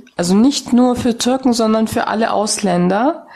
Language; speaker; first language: German; native; German